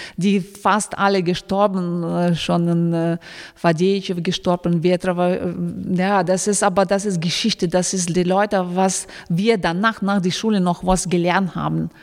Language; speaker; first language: German; non-native, fluent; Russian